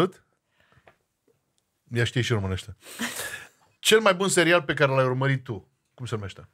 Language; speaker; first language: Romanian; native; Romanian